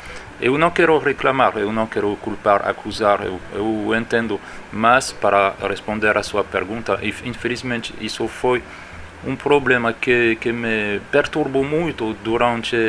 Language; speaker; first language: Portuguese; non-native, fluent; French